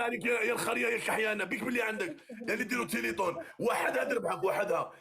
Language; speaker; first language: Arabic; native; Arabic